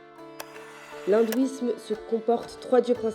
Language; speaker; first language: French; native; French